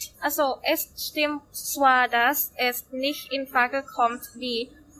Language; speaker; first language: German; non-native, learner; Thai